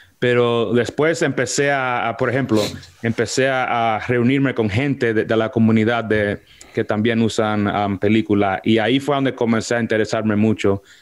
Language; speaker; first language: Spanish; early bilingual, heritage; Spanish